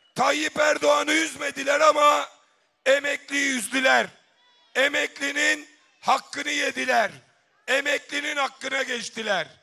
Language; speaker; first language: Turkish; native; Turkish